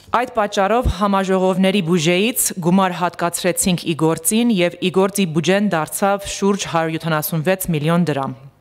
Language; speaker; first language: Armenian; early bilingual, heritage; Armenian